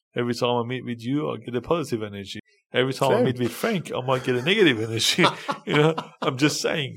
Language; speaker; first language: English; non-native, fluent; Persian